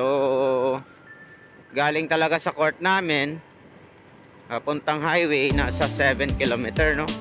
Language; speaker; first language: Filipino; non-native, local second language; Hiligaynon